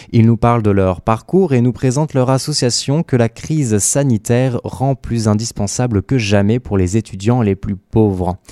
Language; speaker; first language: French; native; French